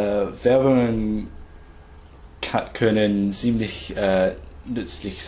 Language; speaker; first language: German; non-native, learner; English